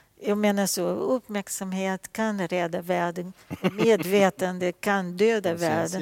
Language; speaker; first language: Swedish; non-native, fluent; Portuguese